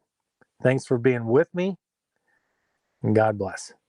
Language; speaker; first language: English; native; English